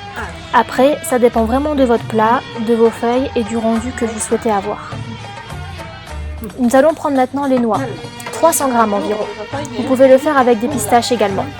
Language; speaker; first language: French; native; French